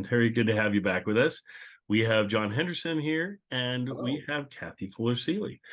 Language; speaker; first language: English; native; English